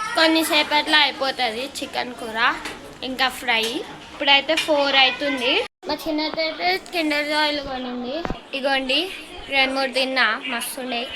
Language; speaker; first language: Telugu; non-native, local second language; Tamil